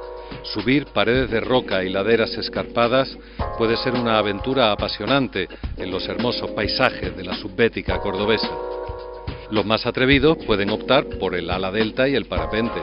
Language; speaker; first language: Spanish; native; Spanish